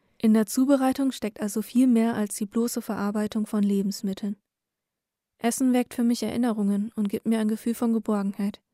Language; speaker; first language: German; early bilingual, other home language; Vietnamese